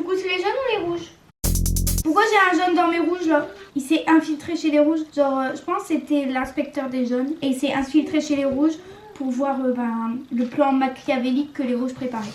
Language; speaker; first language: French; native; French